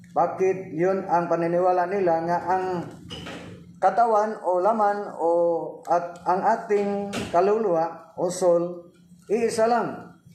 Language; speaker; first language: Filipino; non-native, local second language; Cebuano